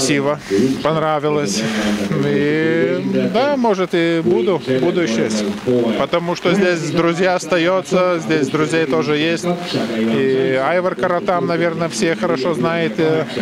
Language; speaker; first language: Russian; non-native, local second language; Lithuanian